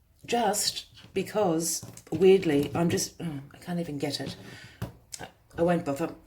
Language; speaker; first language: English; native; English